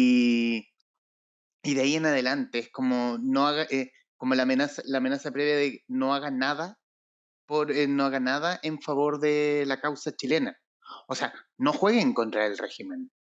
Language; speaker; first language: Spanish; native; Spanish